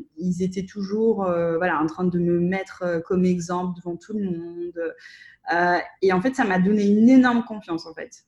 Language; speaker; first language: French; non-native, fluent; Russian